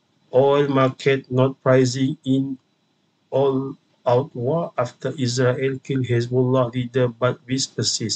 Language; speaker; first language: English; non-native, local second language; Malay